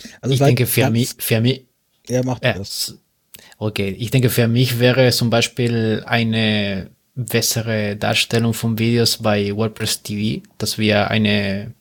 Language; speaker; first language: German; non-native, learner; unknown